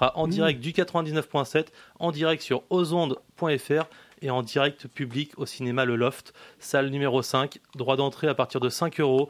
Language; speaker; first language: French; native; French